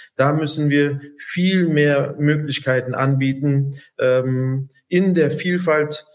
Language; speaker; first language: German; native; German